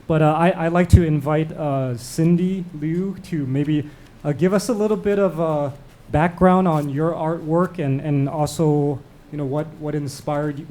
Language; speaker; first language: English; non-native, local second language; Cantonese